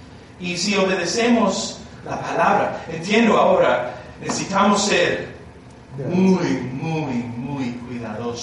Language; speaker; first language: Spanish; non-native, learner; English